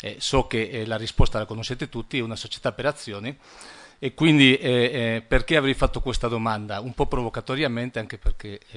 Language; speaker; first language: Italian; non-native, fluent; Spanish